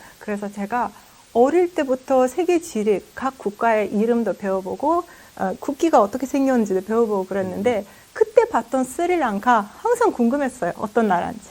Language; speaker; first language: Korean; non-native, fluent; Azerbaijani